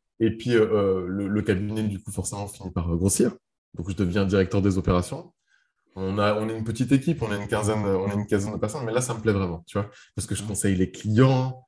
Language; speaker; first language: French; early bilingual, other home language; Arabic